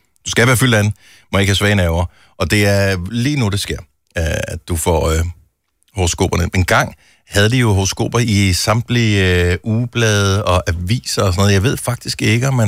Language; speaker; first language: Danish; native; Danish